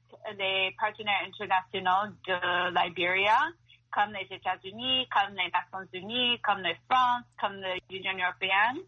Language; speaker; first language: French; non-native, fluent; English